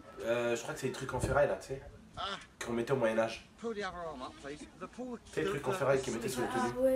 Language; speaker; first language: French; native; French